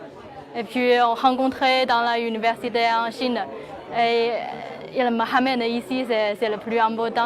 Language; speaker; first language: French; non-native, learner; Chinese